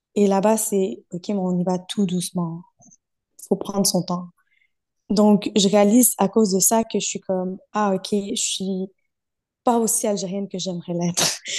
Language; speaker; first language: French; early bilingual, other home language; Arabic